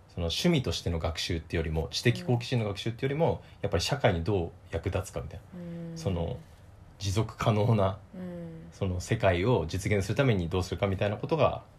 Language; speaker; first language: Japanese; native; Japanese